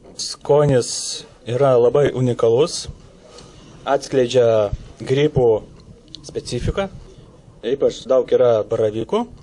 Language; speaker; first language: Lithuanian; native; Lithuanian